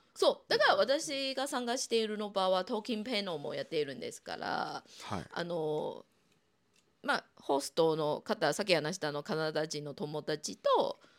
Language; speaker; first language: Japanese; non-native, fluent; Chinese